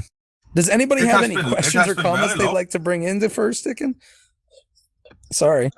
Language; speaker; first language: English; native; English